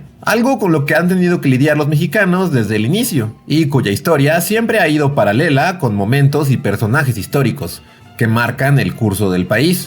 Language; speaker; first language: Spanish; native; Spanish